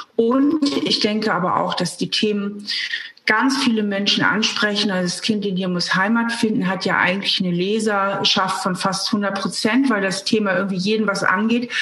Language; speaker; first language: German; native; German